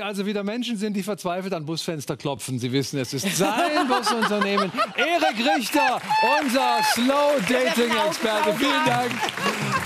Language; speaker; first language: German; native; German